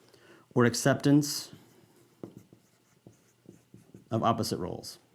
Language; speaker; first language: English; native; English